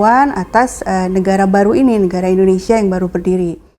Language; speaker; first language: Indonesian; native; Indonesian